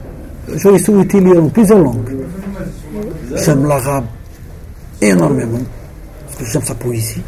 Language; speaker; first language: French; non-native, local second language; Arabic